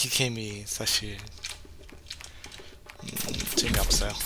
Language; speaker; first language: Korean; non-native, learner; English